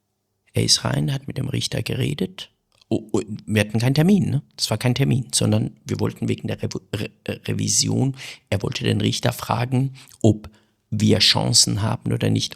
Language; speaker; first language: German; early bilingual, other home language; Persian